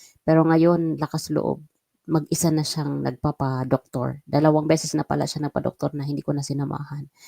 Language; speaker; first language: Filipino; non-native, local second language; Waray